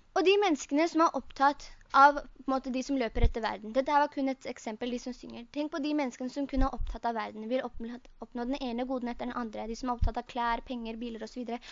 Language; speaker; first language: Norwegian; early bilingual, other home language; Urdu